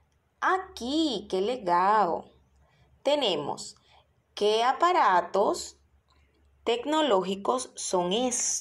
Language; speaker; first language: Spanish; non-native, fluent; Portuguese